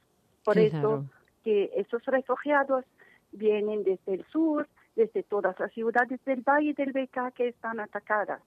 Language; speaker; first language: Spanish; non-native, fluent; Arabic